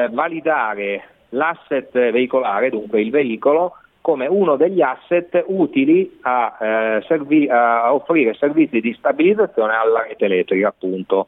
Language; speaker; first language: Italian; native; Italian